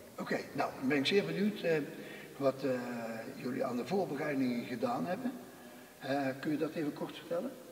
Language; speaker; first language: Dutch; native; Dutch